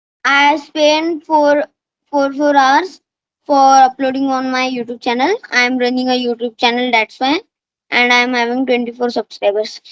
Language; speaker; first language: English; non-native, learner; Marathi